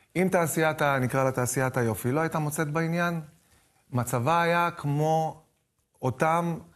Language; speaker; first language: Hebrew; native; Hebrew